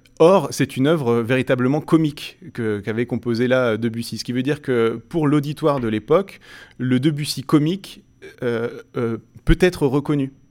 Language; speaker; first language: French; native; French